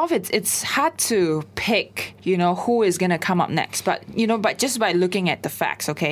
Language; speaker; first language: English; non-native, local second language; Chinese